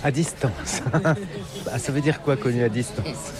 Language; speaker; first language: French; native; French